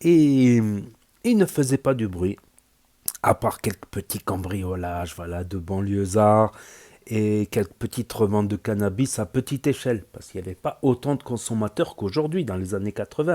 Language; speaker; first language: French; native; French